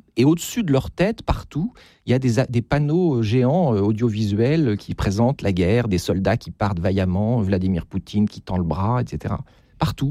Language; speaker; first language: French; native; French